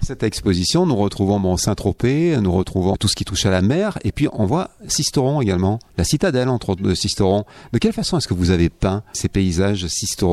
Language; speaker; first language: French; native; French